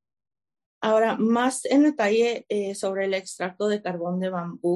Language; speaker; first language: Spanish; early bilingual, heritage; Spanish